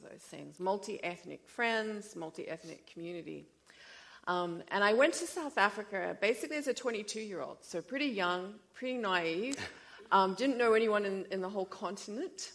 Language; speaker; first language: English; native; English